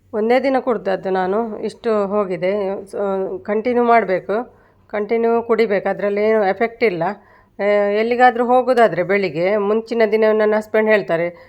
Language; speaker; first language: Kannada; native; Kannada